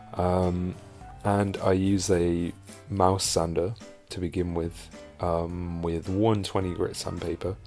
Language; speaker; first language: English; native; English